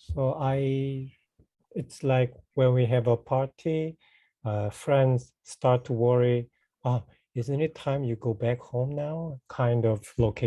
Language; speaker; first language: English; non-native, fluent; Korean